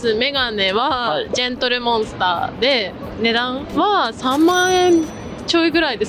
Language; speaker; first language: Japanese; native; Japanese